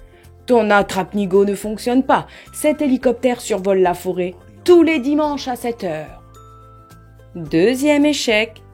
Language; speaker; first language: French; native; French